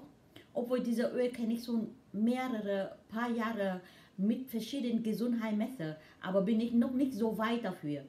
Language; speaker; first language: German; non-native, learner; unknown